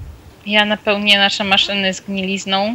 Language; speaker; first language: Polish; native; Polish